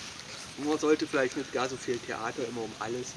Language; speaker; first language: German; native; German